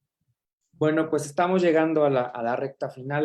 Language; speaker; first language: Spanish; native; Spanish